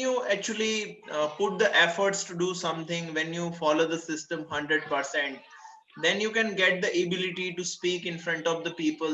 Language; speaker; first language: English; non-native, local second language; Gujarati